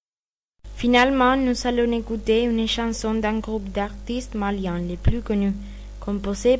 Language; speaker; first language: French; non-native, learner; Spanish